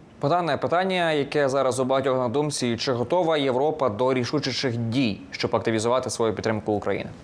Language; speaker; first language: Ukrainian; native; Ukrainian